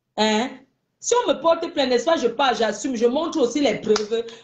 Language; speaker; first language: French; non-native, local second language; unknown